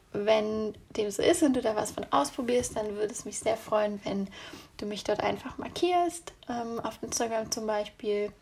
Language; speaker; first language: German; native; German